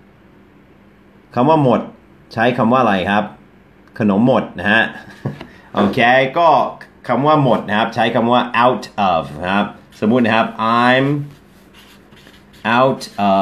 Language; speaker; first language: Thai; non-native, fluent; English